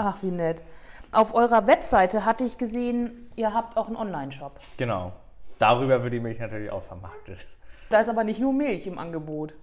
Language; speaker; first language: German; native; German